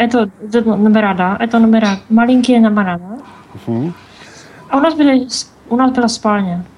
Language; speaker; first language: Russian; non-native, learner; Czech